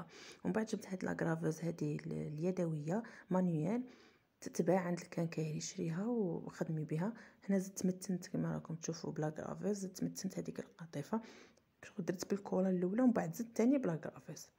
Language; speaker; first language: Arabic; native; Arabic